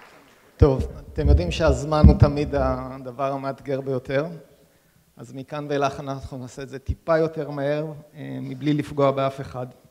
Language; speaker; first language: Hebrew; native; Hebrew